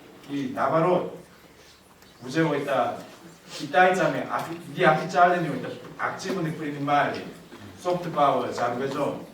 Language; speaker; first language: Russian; non-native, learner; Korean